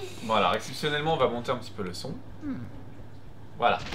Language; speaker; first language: French; native; French